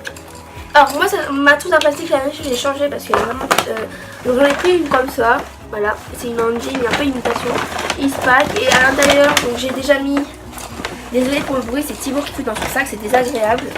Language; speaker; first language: French; native; French